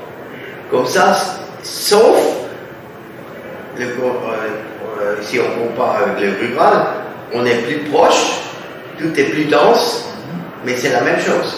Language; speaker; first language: French; non-native, fluent; German